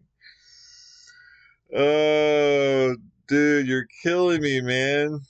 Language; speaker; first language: English; native; English